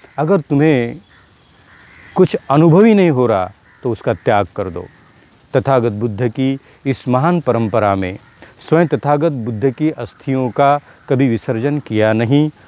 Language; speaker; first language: Hindi; non-native, local second language; Marathi